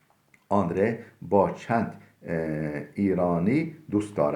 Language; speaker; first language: Persian; non-native, fluent; Turkish